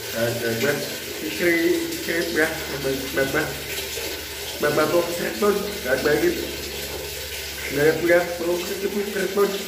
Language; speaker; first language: Indonesian; non-native, learner; Vietnamese